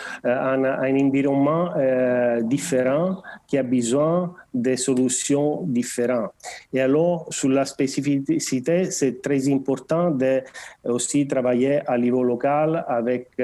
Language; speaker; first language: French; non-native, learner; Portuguese